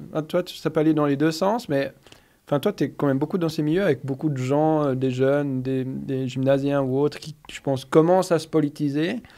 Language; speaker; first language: French; native; French